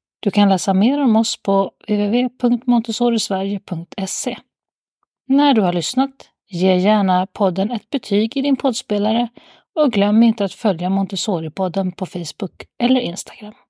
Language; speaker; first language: Swedish; native; Swedish